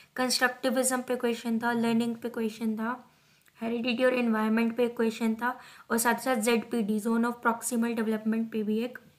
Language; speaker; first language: Hindi; native; Hindi